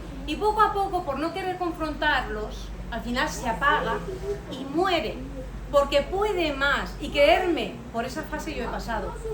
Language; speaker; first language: Spanish; native; Spanish